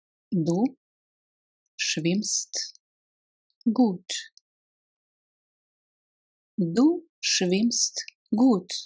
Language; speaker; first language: German; non-native, fluent; Russian